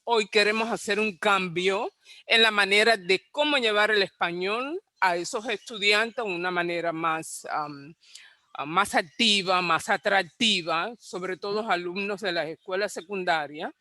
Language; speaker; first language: Spanish; non-native, fluent; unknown